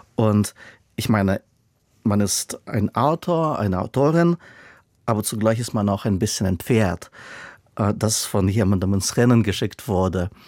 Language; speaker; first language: German; non-native, fluent; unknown